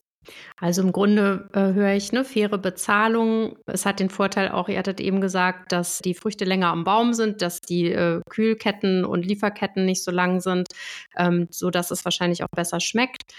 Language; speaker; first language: German; native; German